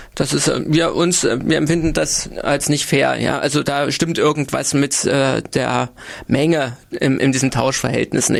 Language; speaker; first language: German; native; German